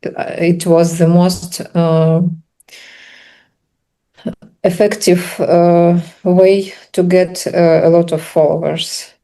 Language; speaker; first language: English; non-native, learner; Russian